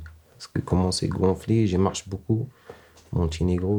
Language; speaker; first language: French; non-native, learner; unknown